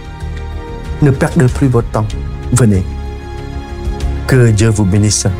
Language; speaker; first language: French; non-native, fluent; Khmer